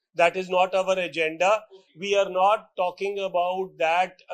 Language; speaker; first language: English; non-native, local second language; Punjabi